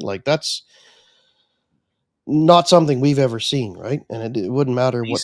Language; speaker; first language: English; native; English